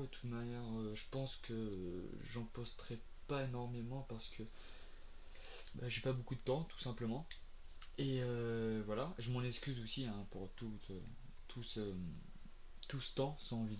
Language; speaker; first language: French; native; French